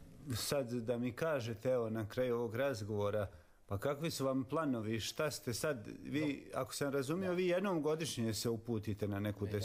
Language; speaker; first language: Serbian; native; Serbian